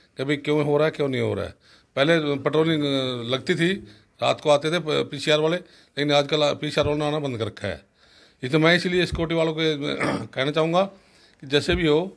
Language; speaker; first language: Hindi; native; Hindi